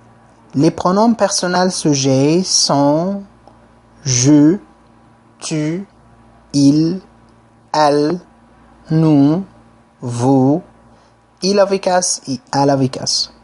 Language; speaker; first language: French; non-native, fluent; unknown